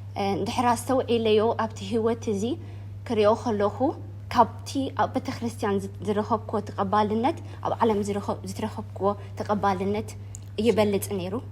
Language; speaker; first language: Tigrinya; early bilingual, heritage; Tigrinya